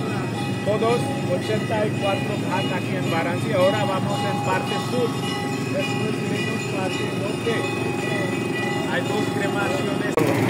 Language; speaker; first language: Spanish; non-native, learner; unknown